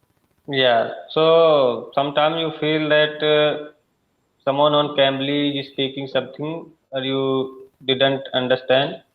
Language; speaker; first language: English; non-native, learner; Hindi